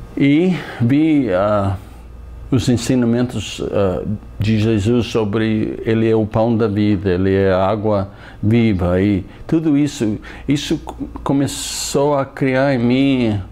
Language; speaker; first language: Portuguese; non-native, fluent; English